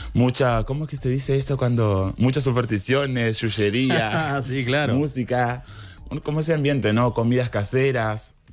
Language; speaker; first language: Spanish; native; Spanish